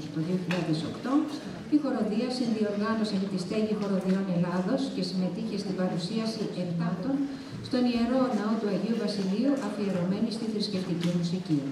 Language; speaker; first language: Greek; native; Greek